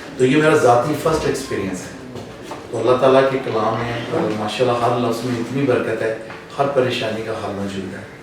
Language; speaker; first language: Urdu; non-native, local second language; Punjabi